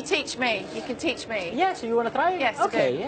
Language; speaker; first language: English; native; English